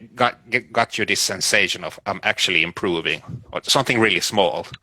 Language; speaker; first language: English; non-native, fluent; Finnish